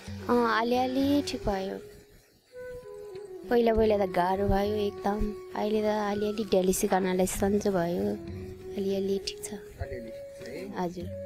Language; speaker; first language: Nepali; non-native, local second language; Eastern Tamang